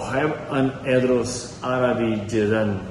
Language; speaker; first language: Arabic; non-native, learner; Portuguese